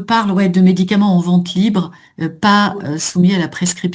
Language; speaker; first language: French; native; French